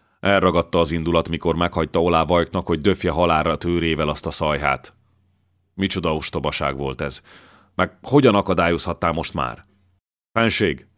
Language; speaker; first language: Hungarian; native; Hungarian